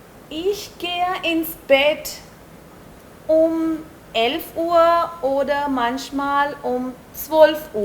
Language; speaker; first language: German; non-native, learner; Hindi